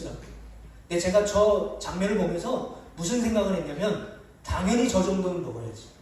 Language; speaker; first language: Korean; native; Korean